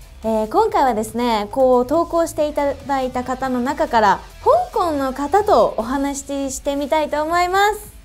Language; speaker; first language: Japanese; native; Japanese